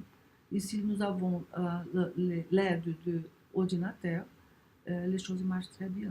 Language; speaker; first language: French; non-native, learner; Portuguese